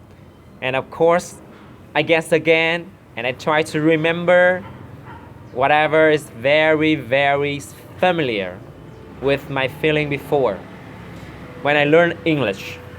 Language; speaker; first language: English; non-native, learner; Vietnamese